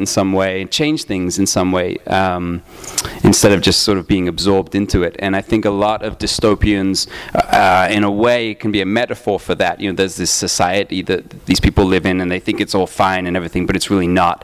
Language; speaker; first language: English; native; English